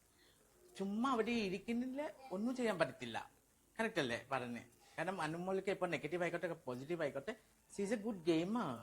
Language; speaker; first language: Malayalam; non-native, local second language; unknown